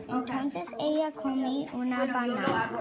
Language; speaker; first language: Spanish; non-native, learner; English